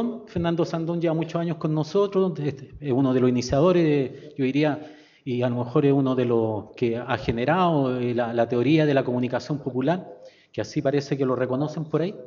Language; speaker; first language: Spanish; native; Spanish